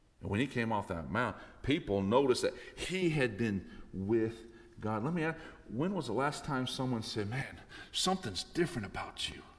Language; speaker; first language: English; native; English